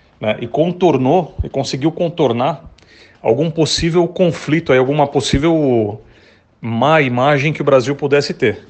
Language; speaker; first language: Portuguese; native; Portuguese